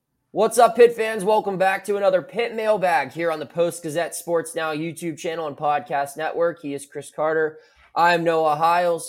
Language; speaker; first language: English; native; English